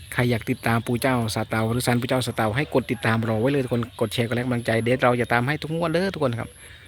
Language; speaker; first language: Thai; native; Thai